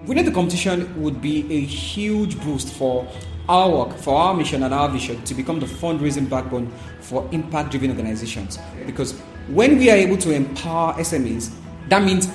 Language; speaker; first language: English; non-native, local second language; Yoruba